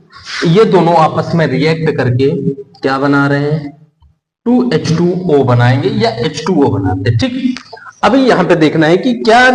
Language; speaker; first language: Hindi; native; Hindi